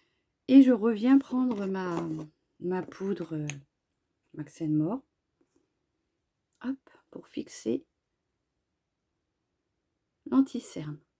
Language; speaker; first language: French; native; French